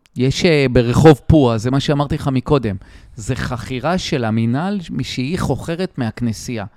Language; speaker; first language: Hebrew; native; Hebrew